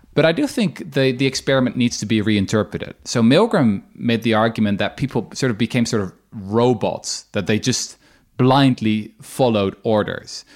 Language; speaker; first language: English; non-native, fluent; Dutch